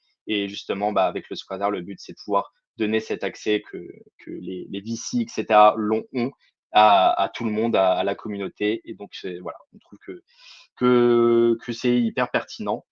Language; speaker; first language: French; native; French